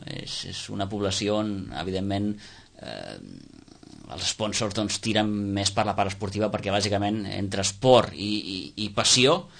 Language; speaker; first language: Catalan; native; Catalan